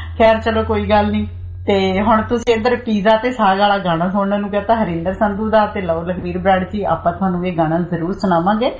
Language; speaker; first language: Punjabi; native; Punjabi